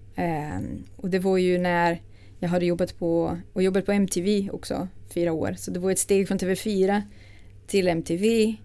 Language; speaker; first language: Swedish; non-native, fluent; Portuguese